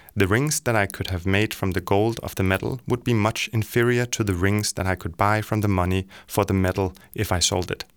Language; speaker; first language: English; non-native, fluent; Danish